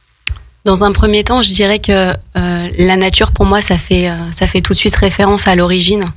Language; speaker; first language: French; native; French